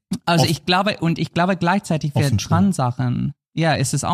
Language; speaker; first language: German; non-native, fluent; English